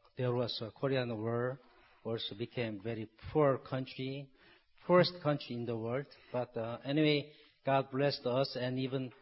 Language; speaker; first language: English; non-native, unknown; Korean